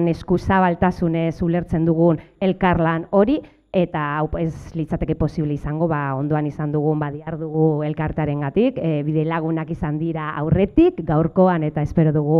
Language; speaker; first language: Basque; native; Basque